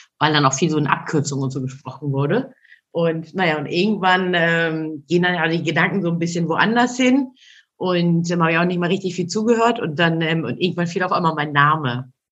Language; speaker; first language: German; early bilingual, other home language; Turkish